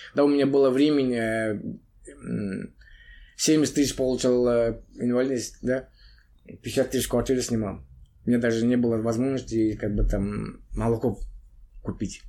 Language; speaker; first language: Russian; non-native, local second language; Kazakh